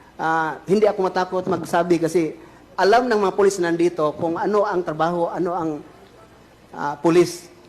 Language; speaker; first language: Filipino; non-native, local second language; Cebuano